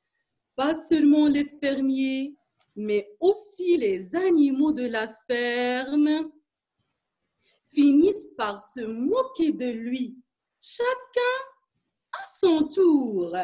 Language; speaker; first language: French; non-native, local second language; Arabic